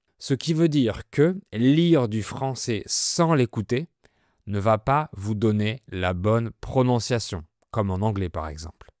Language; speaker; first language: French; native; French